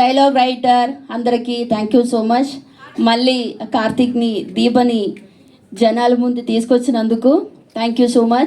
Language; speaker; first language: Telugu; non-native, local second language; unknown